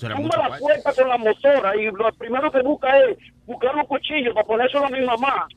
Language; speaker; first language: Spanish; native; Spanish